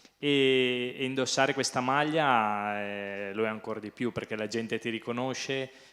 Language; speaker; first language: Italian; native; Italian